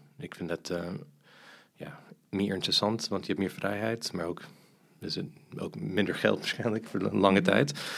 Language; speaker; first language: Dutch; non-native, fluent; English